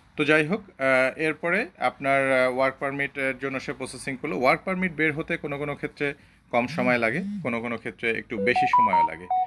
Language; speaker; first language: Bangla; native; Bangla